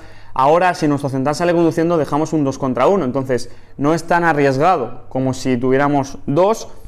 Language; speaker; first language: Spanish; native; Spanish